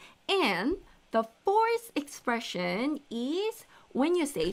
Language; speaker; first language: English; non-native, fluent; Korean